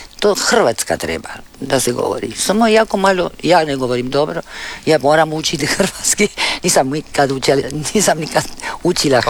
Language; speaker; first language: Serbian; early bilingual, heritage; Spanish